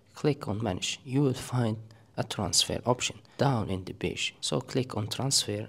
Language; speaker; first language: English; non-native, fluent; Arabic